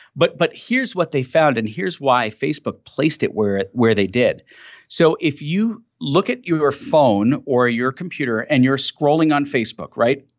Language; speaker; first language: English; native; English